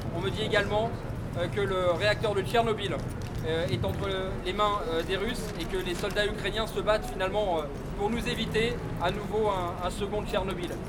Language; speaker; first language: French; native; French